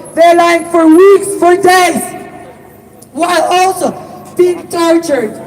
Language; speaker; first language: English; non-native, fluent; Ukrainian